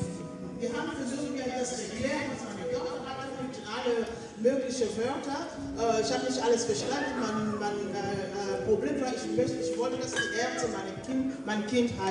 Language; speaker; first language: German; non-native, fluent; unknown